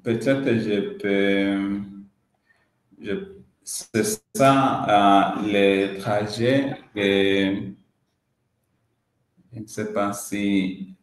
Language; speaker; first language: French; non-native, learner; Swahili